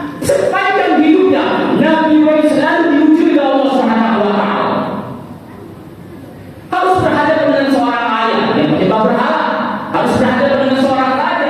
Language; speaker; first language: Indonesian; native; Indonesian